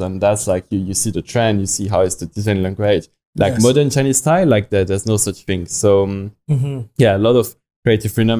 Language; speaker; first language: English; non-native, fluent; French